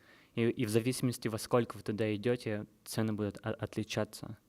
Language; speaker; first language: Russian; early bilingual, heritage; Russian